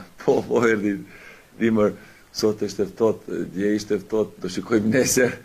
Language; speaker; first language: Albanian; non-native, learner; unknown